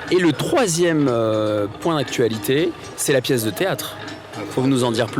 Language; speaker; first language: French; native; French